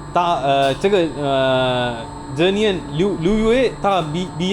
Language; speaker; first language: Chinese; non-native, learner; Sinhala